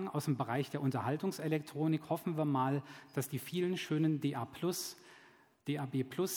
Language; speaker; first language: German; native; German